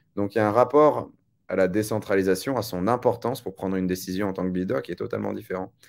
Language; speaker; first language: French; native; French